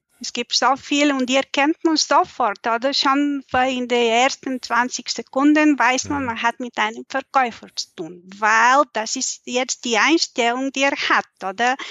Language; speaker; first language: German; non-native, fluent; Bulgarian